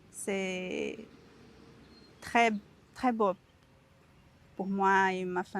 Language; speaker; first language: French; non-native, learner; Portuguese